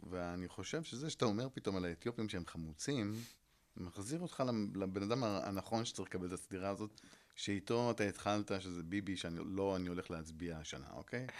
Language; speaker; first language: Hebrew; native; Hebrew